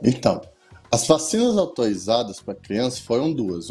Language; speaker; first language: Portuguese; native; Portuguese